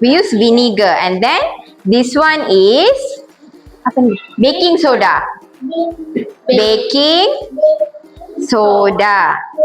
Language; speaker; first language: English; non-native, local second language; Malay